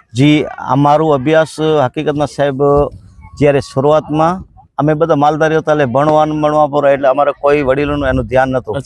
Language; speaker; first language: Gujarati; non-native, local second language; Kachhi